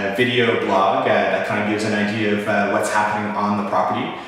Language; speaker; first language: English; native; English